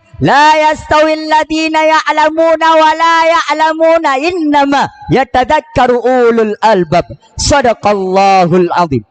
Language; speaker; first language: Arabic; non-native, learner; Achinese